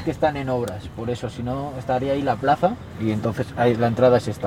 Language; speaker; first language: Spanish; native; Spanish